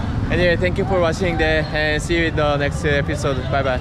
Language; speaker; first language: English; non-native, learner; Korean